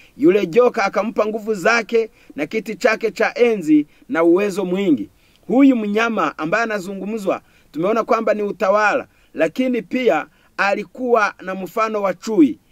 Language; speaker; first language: Swahili; non-native, local second language; Kinyarwanda